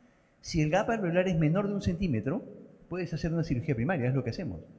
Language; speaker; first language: Spanish; native; Spanish